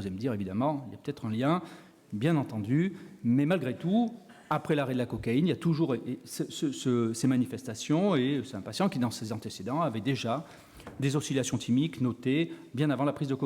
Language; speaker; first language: French; native; French